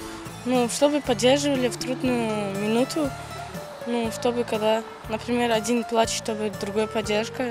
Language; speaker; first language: Russian; non-native, local second language; Tajik